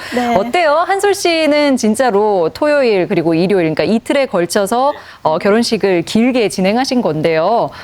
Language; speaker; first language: Korean; native; Korean